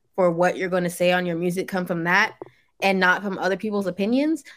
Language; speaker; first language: English; early bilingual, other home language; Yoruba